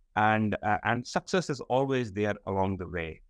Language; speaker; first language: English; non-native, local second language; Kashmiri